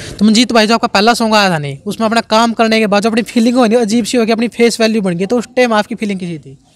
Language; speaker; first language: Hindi; native; Hindi